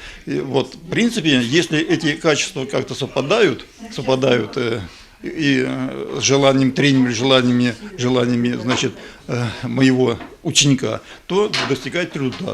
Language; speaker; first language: Russian; native; Russian